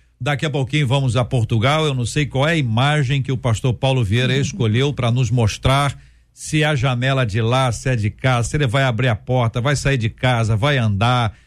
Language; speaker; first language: Portuguese; native; Portuguese